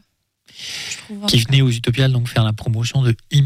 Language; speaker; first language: French; native; French